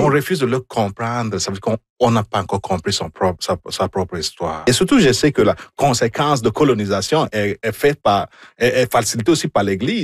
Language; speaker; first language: French; non-native, fluent; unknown